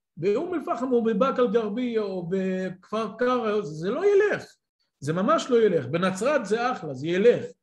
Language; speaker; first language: Hebrew; non-native, local second language; Arabic